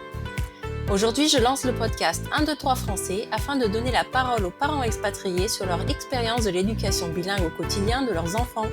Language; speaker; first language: French; native; French